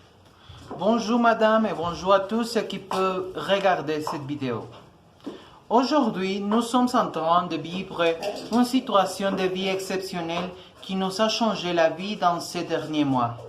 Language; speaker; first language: French; non-native, learner; Spanish